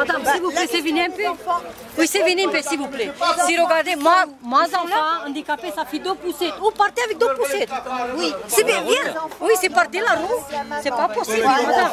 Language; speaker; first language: French; non-native, learner; Romanian